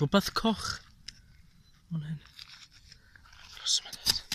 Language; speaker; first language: Welsh; non-native, learner; English